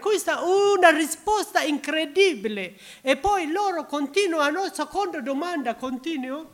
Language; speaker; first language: Italian; non-native, learner; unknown